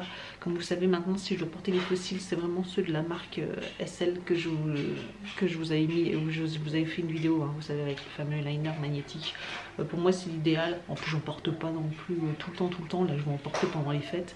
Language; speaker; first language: French; native; French